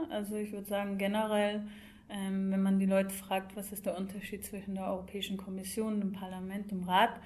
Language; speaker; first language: German; non-native, fluent; English